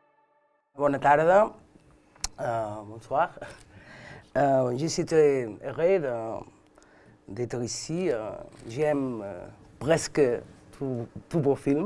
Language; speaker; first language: French; non-native, learner; Catalan